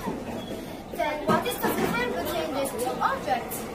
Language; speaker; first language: English; non-native, learner; Korean